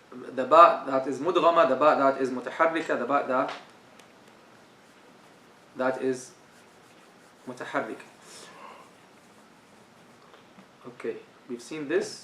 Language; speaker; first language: English; non-native, fluent; Arabic